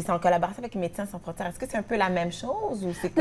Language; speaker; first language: French; native; French